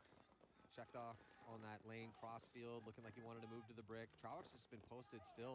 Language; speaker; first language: English; native; English